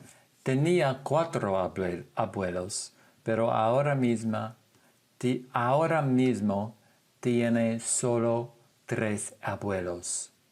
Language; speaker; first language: Spanish; non-native, fluent; English